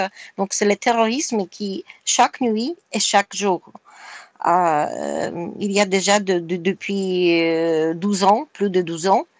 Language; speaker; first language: French; non-native, fluent; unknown